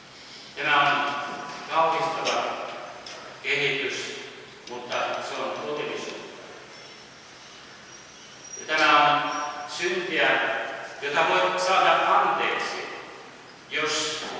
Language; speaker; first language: Finnish; early bilingual, heritage; Finnish